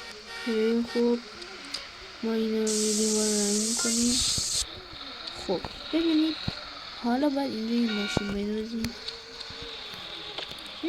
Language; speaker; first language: Persian; native; Persian